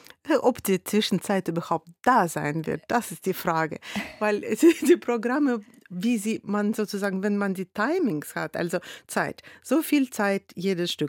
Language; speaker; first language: German; non-native, fluent; Russian